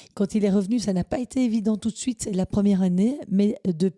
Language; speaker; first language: French; native; French